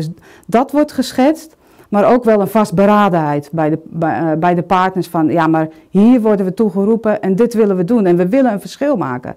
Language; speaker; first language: Dutch; native; Dutch